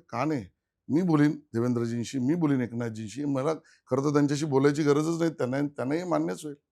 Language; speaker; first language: Marathi; native; Marathi